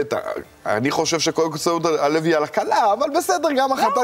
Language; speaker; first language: Hebrew; native; Hebrew